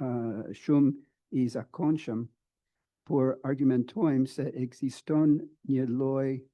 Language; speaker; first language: Albanian; non-native, fluent; English